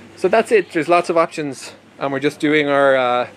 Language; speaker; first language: English; native; English